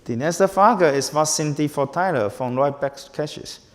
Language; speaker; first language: German; non-native, learner; Chinese